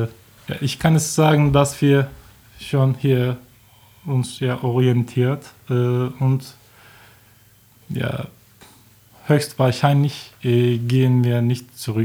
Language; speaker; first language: German; non-native, learner; Turkish